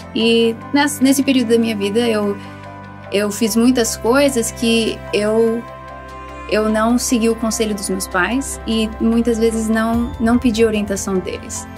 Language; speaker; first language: Portuguese; early bilingual, heritage; Portuguese